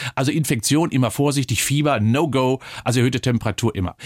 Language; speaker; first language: German; native; German